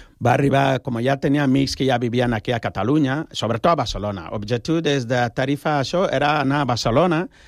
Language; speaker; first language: Catalan; non-native, learner; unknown